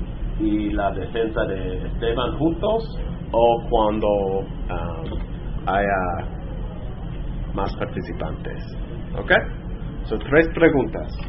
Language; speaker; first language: Spanish; non-native, fluent; English